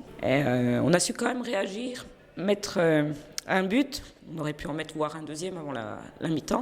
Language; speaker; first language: French; native; French